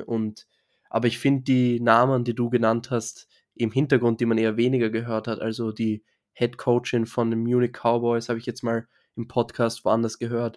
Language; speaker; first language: German; native; German